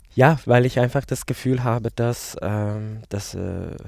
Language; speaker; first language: German; non-native, fluent; Hungarian